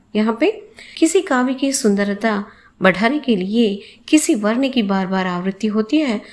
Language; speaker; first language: Hindi; non-native, local second language; Telugu